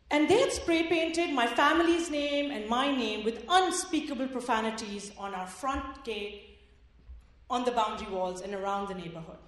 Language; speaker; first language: English; non-native, local second language; Urdu